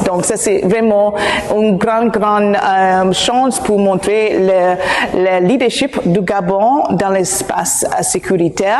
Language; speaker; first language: French; non-native, fluent; English